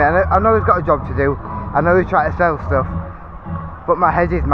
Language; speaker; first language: English; native; English